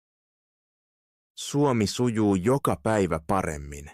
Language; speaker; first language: Finnish; non-native, fluent; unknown